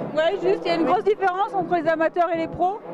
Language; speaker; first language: French; native; French